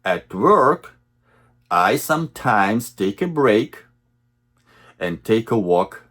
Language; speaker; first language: English; non-native, fluent; Russian